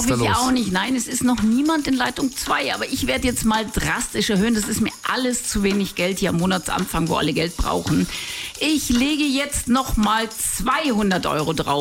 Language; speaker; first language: German; native; German